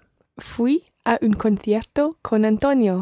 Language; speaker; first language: Spanish; non-native, learner; English